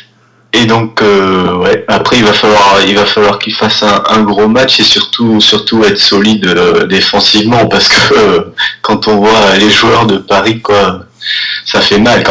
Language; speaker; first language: French; native; French